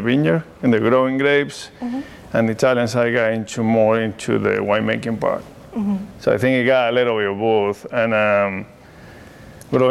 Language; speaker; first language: English; non-native, fluent; Spanish